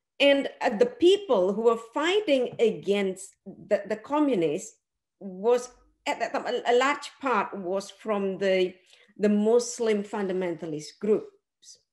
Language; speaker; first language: English; non-native, fluent; Indonesian